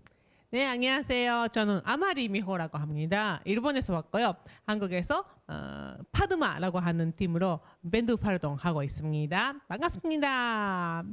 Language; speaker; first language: Korean; non-native, fluent; Japanese